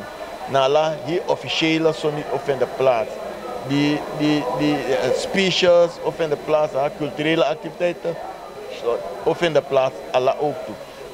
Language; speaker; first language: Dutch; non-native, local second language; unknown